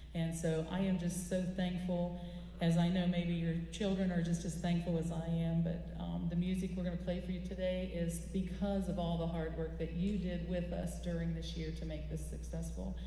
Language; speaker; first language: English; native; English